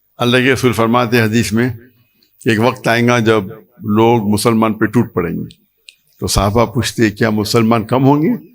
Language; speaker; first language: Urdu; non-native, local second language; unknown